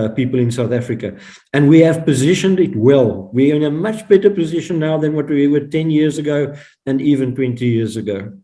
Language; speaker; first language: English; non-native, local second language; Afrikaans